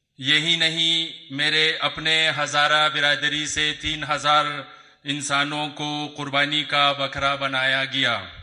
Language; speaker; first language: Urdu; non-native, local second language; Hazaragi